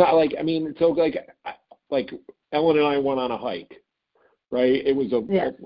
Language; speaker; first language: English; native; English